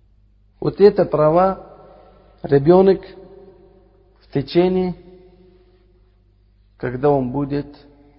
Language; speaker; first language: Russian; non-native, fluent; Uzbek